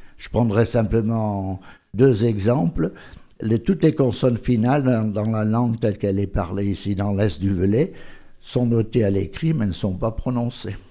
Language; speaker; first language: French; native; French